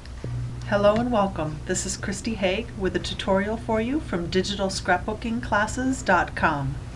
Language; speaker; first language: English; native; English